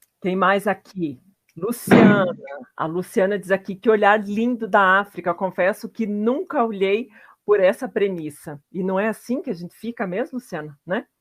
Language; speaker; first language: Portuguese; native; Portuguese